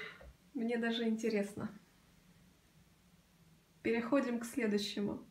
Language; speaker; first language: Russian; native; Russian